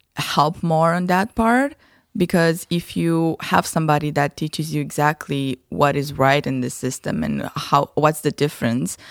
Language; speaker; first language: English; non-native, fluent; Romanian